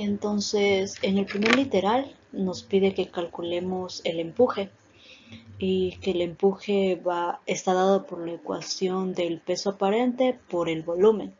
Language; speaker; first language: Spanish; native; Spanish